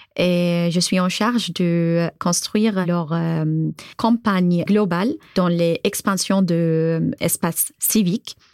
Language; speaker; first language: French; non-native, fluent; Arabic